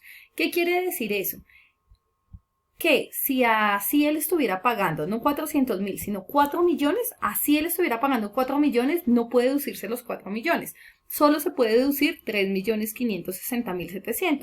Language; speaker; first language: Spanish; native; Spanish